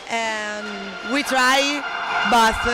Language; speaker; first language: English; non-native, learner; Italian